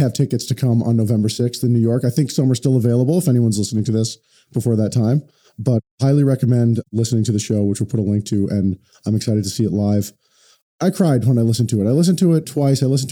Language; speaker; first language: English; native; English